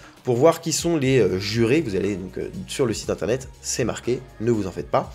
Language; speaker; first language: French; native; French